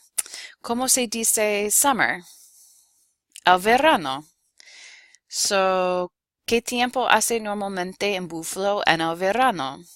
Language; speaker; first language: Spanish; non-native, fluent; English